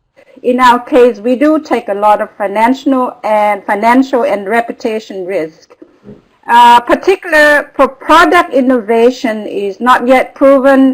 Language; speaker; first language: English; non-native, fluent; Vietnamese